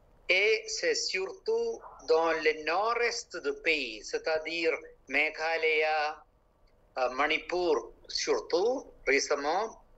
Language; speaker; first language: French; non-native, local second language; Malayalam